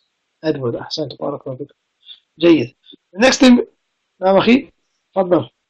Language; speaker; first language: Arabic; non-native, fluent; English